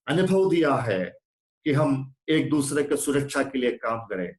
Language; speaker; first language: Hindi; non-native, local second language; Malayalam